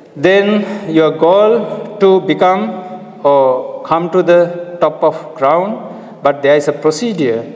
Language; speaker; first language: English; non-native, local second language; Sinhala